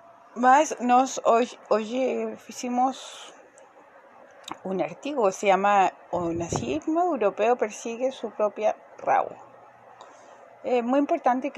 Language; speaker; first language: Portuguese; non-native, learner; Spanish